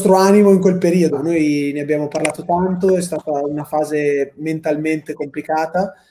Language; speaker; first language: Italian; native; Italian